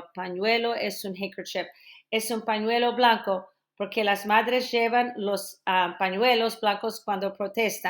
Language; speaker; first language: Spanish; non-native, fluent; English